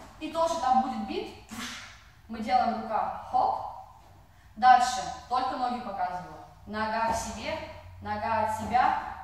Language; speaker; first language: Russian; non-native, fluent; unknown